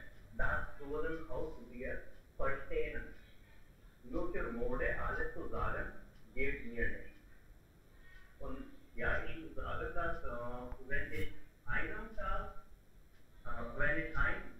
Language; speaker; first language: German; non-native, learner; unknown